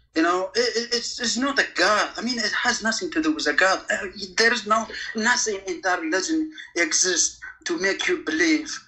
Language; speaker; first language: English; non-native, fluent; Kurdish